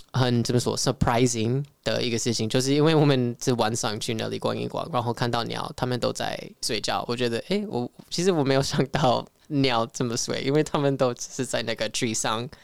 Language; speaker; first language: Chinese; non-native, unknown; English